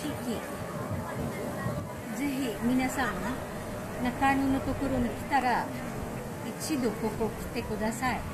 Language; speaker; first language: Japanese; non-native, fluent; Filipino